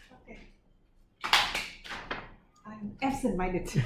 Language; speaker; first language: English; non-native, learner; Vietnamese